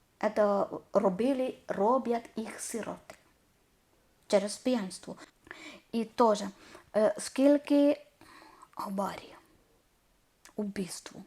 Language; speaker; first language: Ukrainian; non-native, learner; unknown